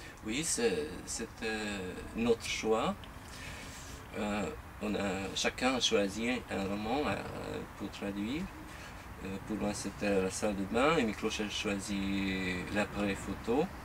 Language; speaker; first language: French; non-native, fluent; Hungarian